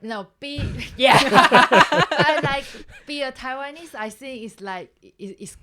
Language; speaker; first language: English; non-native, learner; Chinese